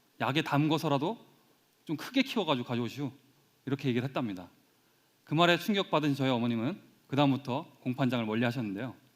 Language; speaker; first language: Korean; native; Korean